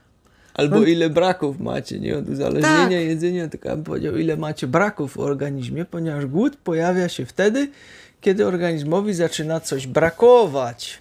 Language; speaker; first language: Polish; native; Polish